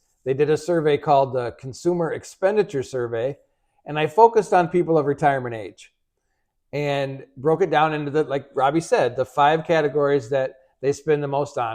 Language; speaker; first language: English; native; English